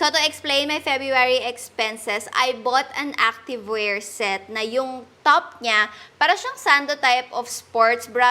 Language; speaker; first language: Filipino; native; Filipino